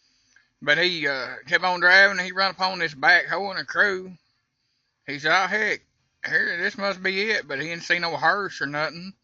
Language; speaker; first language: English; native; English